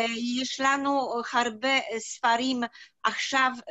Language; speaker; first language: Hebrew; non-native, learner; Polish